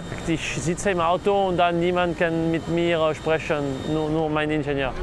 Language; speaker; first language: German; non-native, local second language; French